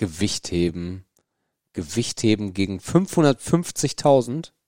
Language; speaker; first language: German; native; German